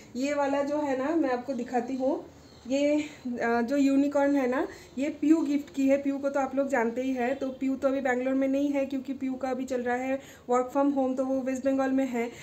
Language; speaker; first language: Hindi; non-native, local second language; Bangla